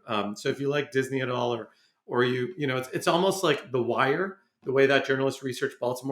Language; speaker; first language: English; native; English